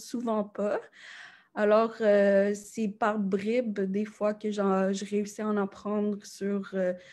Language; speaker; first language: French; native; French